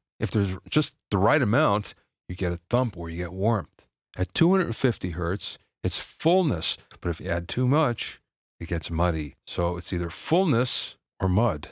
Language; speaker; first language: English; native; English